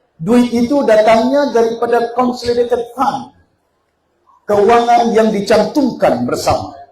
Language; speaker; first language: Malay; native; Malay